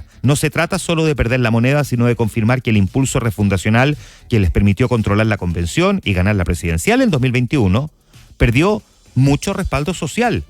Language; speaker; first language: Spanish; native; Spanish